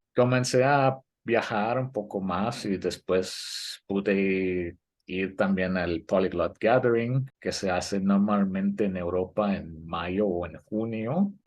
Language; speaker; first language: Spanish; early bilingual, heritage; Spanish